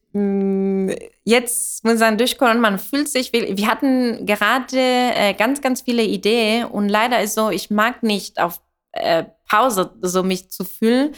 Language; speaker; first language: German; non-native, fluent; Italian